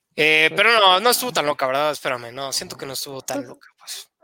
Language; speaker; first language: Spanish; native; Spanish